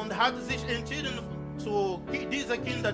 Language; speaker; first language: German; non-native, learner; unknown